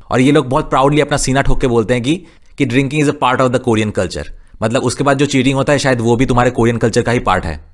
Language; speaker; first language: Hindi; non-native, local second language; Bangla